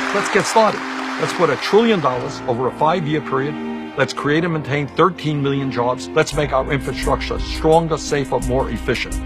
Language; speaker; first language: English; native; English